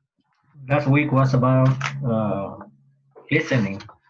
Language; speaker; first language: English; non-native, learner; Spanish